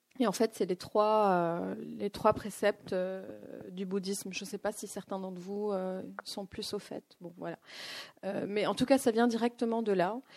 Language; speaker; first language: French; non-native, local second language; Arabic